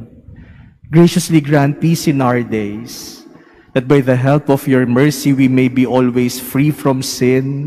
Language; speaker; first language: English; non-native, local second language; Filipino